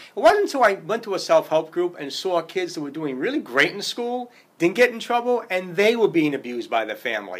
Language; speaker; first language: English; native; English